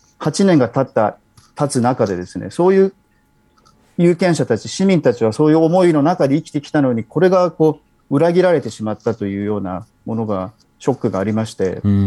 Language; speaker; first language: Japanese; native; Japanese